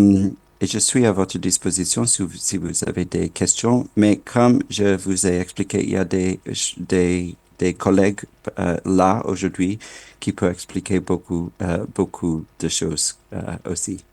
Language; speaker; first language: French; non-native, fluent; English